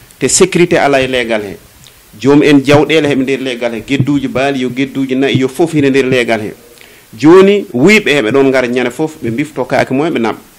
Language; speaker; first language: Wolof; non-native, local second language; Fula